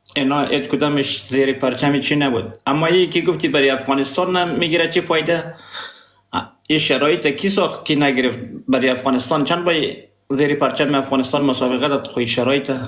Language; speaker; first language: Persian; non-native, local second language; Pashto